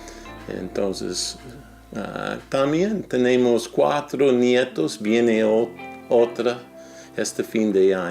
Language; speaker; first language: Spanish; non-native, fluent; English